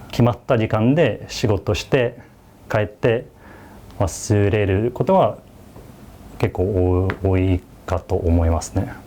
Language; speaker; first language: Japanese; non-native, fluent; Swedish